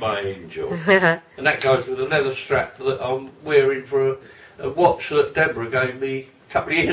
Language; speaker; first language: English; native; English